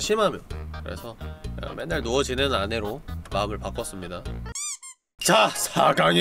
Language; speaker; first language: Korean; native; Korean